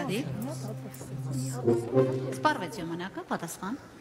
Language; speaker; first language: Armenian; native; Armenian